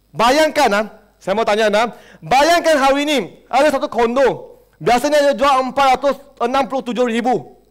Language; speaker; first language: Malay; non-native, local second language; Chinese